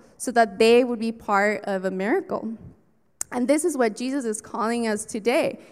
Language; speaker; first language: English; early bilingual, other home language; Spanish